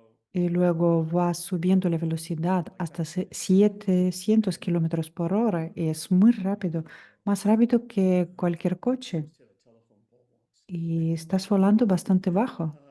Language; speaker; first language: Spanish; non-native, fluent; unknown